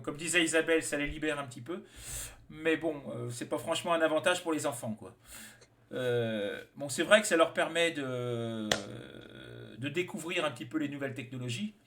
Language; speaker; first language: French; native; French